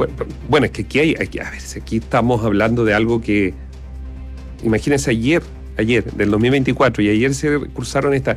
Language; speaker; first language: Spanish; native; Spanish